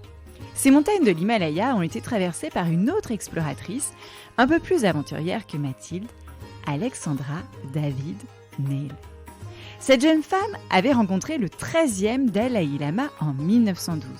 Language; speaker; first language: French; native; French